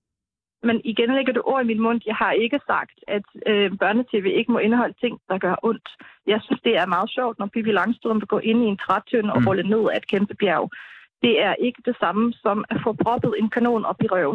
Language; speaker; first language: Danish; native; Danish